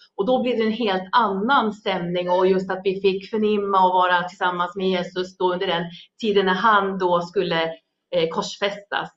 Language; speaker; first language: Swedish; native; Swedish